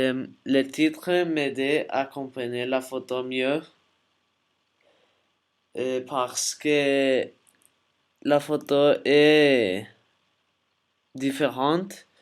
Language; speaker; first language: French; non-native, learner; Spanish